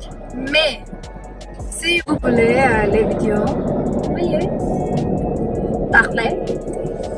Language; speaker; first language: French; non-native, learner; Punjabi